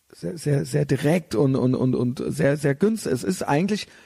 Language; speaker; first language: German; native; German